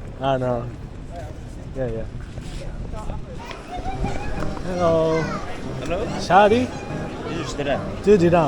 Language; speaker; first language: English; non-native, learner; Korean